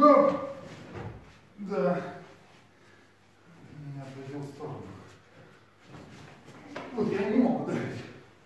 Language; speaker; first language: Russian; native; Russian